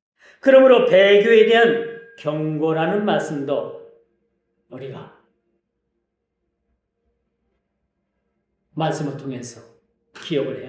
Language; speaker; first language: Korean; native; Korean